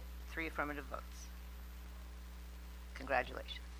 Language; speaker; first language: English; native; English